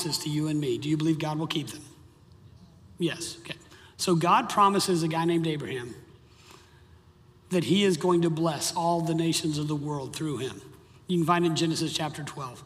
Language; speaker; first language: English; native; English